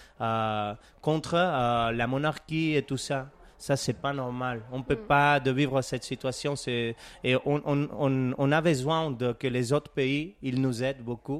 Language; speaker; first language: French; non-native, learner; Catalan